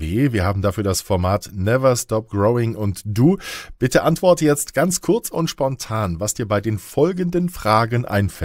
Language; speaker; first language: German; native; German